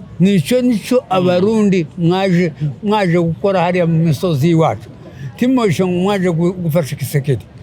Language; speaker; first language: Kinyarwanda; native; Kinyarwanda